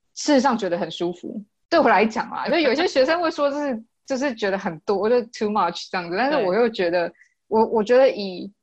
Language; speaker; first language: Chinese; native; Chinese